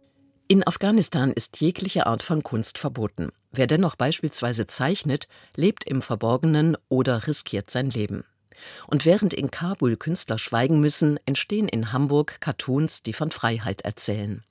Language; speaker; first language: German; native; German